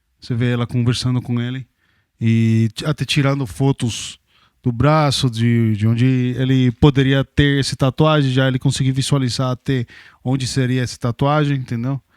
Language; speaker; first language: Portuguese; non-native, fluent; English